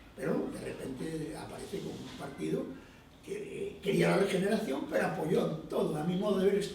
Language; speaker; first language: Spanish; non-native, local second language; Galician